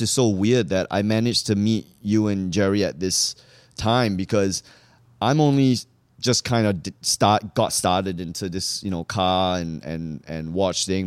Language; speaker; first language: English; native; English